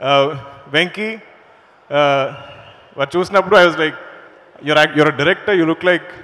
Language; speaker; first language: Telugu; non-native, learner; Malayalam